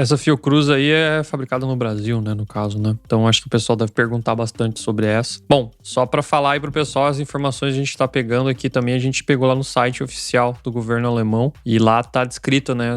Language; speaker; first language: Portuguese; native; Portuguese